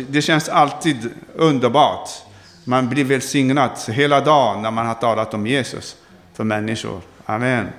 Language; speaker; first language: Swedish; non-native, fluent; Arabic